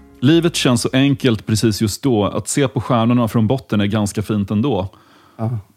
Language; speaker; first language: Swedish; native; Swedish